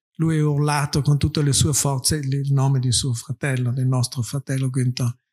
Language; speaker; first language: Italian; native; Italian